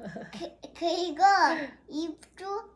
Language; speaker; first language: Korean; early bilingual, heritage; Korean